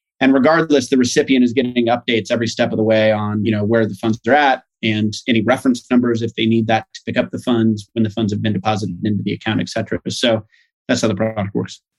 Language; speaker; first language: English; native; English